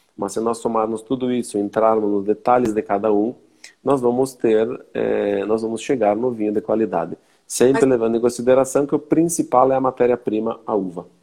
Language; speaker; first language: Portuguese; native; Portuguese